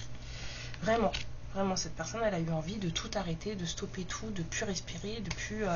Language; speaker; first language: French; native; French